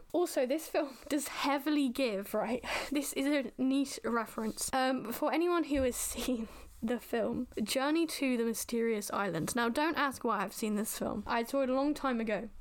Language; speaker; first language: English; native; English